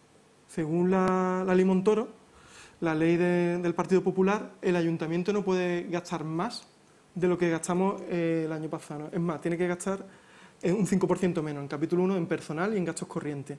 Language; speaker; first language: Spanish; native; Spanish